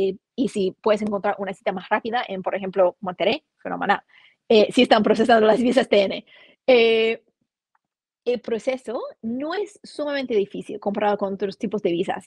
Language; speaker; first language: Spanish; non-native, fluent; English